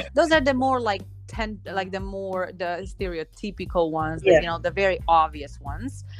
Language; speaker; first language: English; non-native, fluent; Slovenian